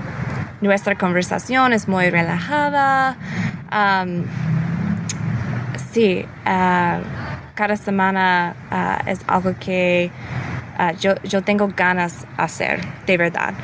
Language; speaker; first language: Spanish; early bilingual, heritage; English